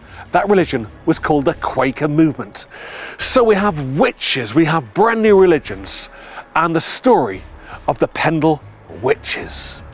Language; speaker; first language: English; native; English